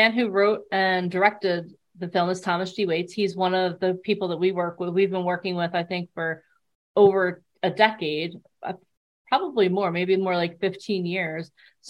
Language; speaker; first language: English; native; English